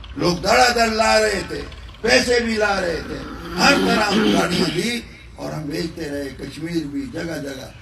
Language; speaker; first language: Urdu; non-native, local second language; Northern Hindko